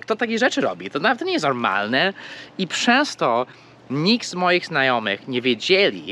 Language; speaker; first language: Polish; early bilingual, heritage; Polish